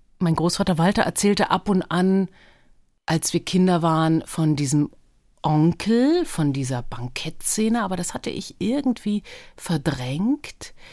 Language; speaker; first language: German; early bilingual, other home language; Hebrew